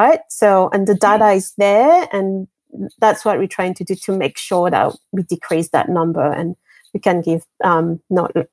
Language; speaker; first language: English; non-native, fluent; French